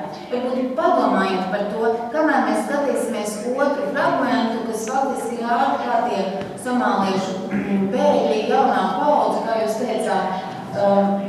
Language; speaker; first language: Latvian; native; Latvian